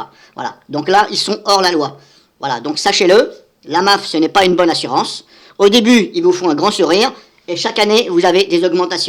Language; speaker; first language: French; native; French